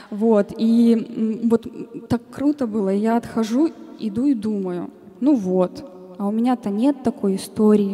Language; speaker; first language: Russian; native; Russian